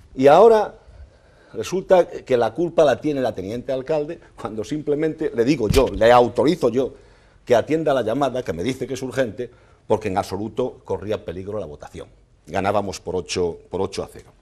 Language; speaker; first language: Spanish; native; Spanish